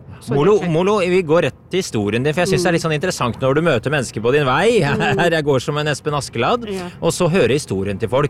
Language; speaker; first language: Norwegian; native; Norwegian